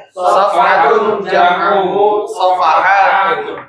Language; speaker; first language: Arabic; non-native, learner; Indonesian